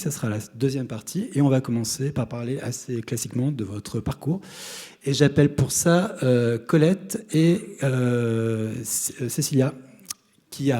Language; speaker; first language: French; native; French